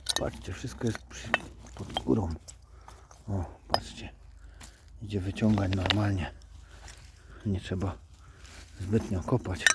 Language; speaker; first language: Polish; native; Polish